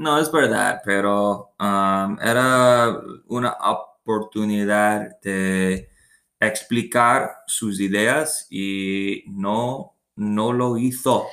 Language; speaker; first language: Spanish; non-native, learner; English